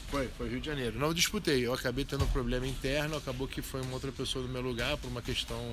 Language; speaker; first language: Portuguese; early bilingual, other home language; Arabic